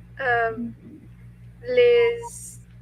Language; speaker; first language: French; non-native, learner; English